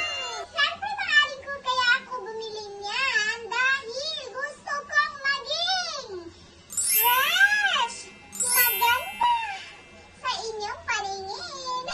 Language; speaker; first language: Filipino; non-native, local second language; Iloko